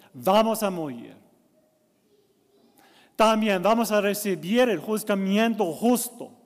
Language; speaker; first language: Spanish; non-native, learner; English